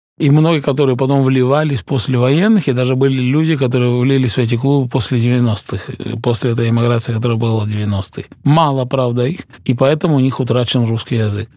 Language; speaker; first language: Russian; early bilingual, heritage; Russian